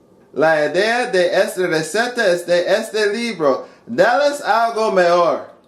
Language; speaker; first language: Spanish; non-native, learner; English